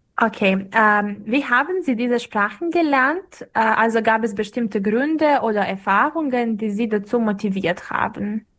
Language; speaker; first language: German; non-native, fluent; Serbian